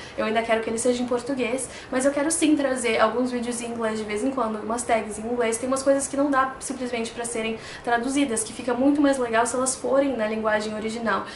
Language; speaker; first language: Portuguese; native; Portuguese